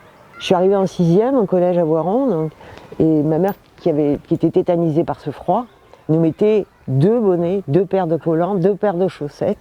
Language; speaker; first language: French; native; French